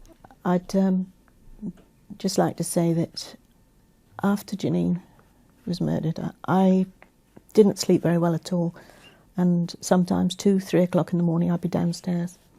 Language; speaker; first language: English; native; English